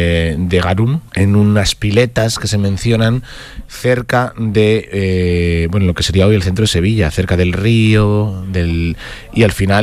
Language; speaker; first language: Spanish; native; Spanish